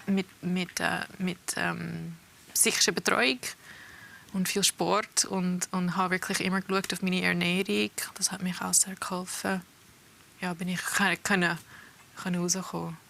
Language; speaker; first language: German; early bilingual, heritage; English